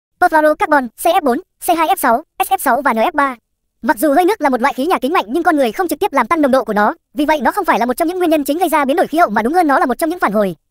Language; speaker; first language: Vietnamese; native; Vietnamese